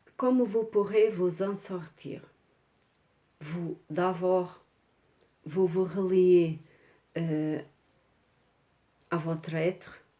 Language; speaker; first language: French; non-native, fluent; Portuguese